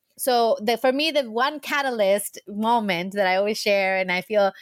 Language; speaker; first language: English; early bilingual, heritage; English